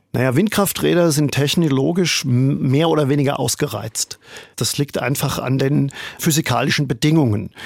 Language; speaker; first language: German; native; German